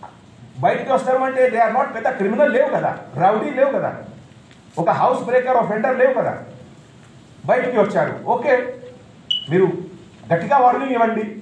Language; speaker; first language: Telugu; non-native, fluent; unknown